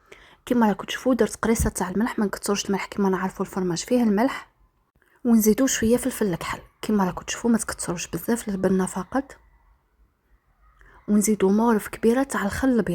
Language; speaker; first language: Arabic; native; Arabic